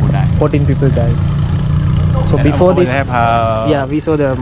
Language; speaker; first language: English; non-native, fluent; Tamil